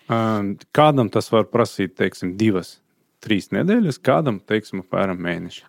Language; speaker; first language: Latvian; non-native, fluent; Azerbaijani